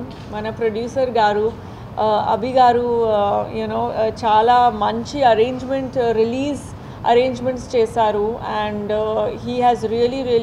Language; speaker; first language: Telugu; non-native, fluent; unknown